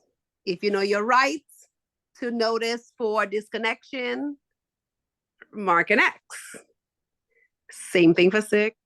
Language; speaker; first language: English; native; English